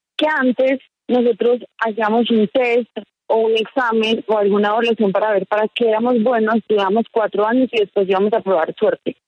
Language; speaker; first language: Spanish; native; Spanish